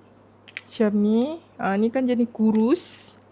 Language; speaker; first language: Malay; native; Malay